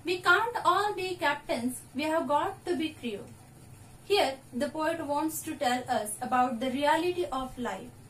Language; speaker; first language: English; non-native, local second language; Marathi